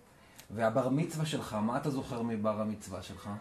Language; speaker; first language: Hebrew; native; Hebrew